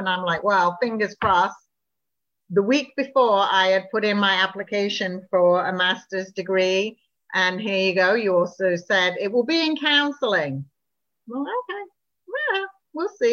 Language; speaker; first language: English; native; English